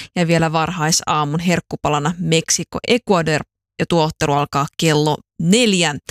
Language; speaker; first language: Finnish; native; Finnish